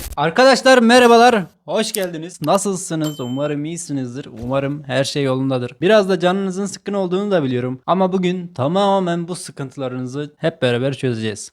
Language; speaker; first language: Turkish; native; Turkish